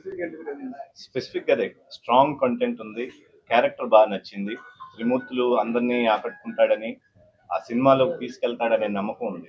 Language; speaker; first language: Telugu; native; Telugu